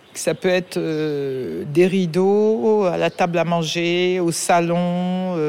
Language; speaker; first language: French; native; French